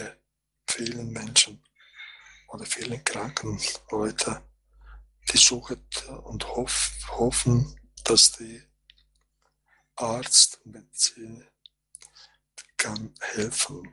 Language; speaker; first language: German; non-native, fluent; Croatian